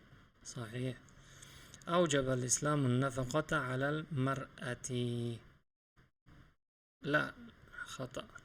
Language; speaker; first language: Arabic; non-native, fluent; Uzbek